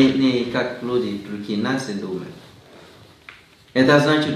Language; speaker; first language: Russian; non-native, fluent; Thai